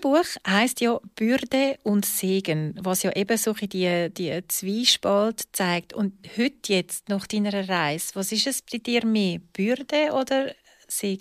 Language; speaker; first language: German; native; German